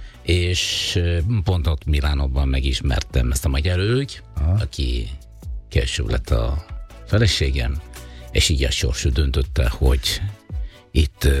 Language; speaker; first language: Hungarian; non-native, fluent; Italian